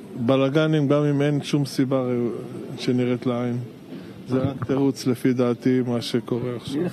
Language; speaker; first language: Hebrew; native; Hebrew